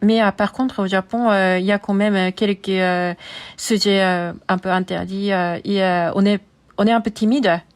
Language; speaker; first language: French; non-native, learner; Japanese